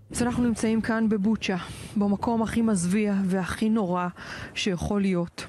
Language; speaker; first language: Hebrew; native; Hebrew